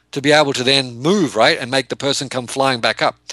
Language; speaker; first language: English; native; English